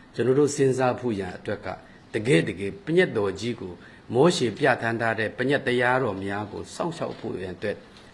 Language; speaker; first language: Burmese; non-native, local second language; Kachin